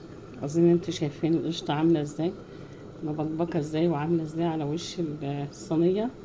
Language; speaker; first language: Arabic; native; Arabic